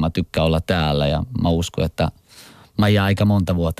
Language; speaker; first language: Finnish; non-native, local second language; Italian